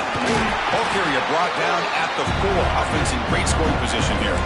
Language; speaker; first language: English; native; English